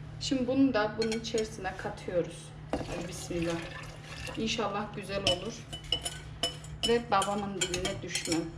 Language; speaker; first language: Turkish; native; Turkish